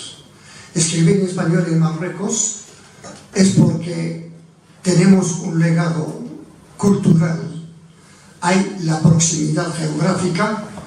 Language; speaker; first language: Spanish; non-native, fluent; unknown